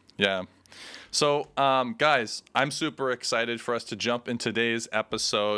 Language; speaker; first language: English; native; English